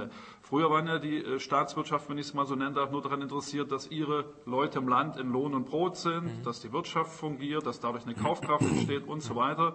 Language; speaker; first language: German; native; German